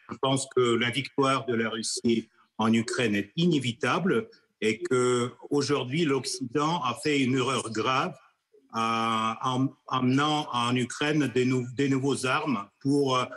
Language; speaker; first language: French; non-native, fluent; Russian